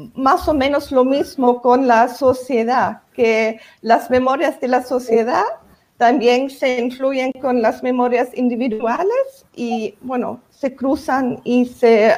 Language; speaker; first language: Spanish; non-native, fluent; German